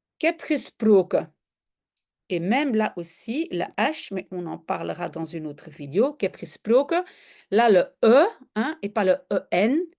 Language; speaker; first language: French; native; French